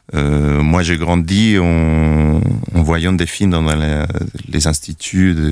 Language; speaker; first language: French; non-native, fluent; Spanish